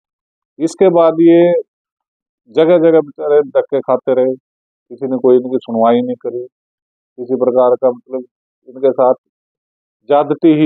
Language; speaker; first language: Hindi; native; Hindi